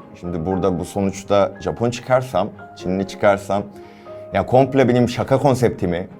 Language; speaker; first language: Turkish; non-native, fluent; Korean